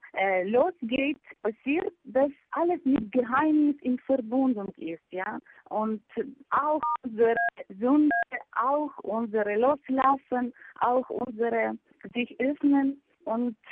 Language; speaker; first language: German; non-native, fluent; Ukrainian